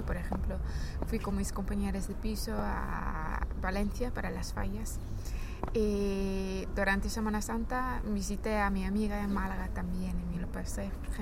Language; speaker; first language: Spanish; non-native, fluent; English